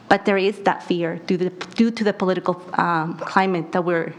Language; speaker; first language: English; early bilingual, other home language; Spanish